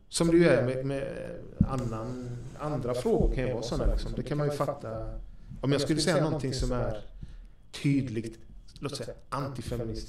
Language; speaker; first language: Swedish; native; Swedish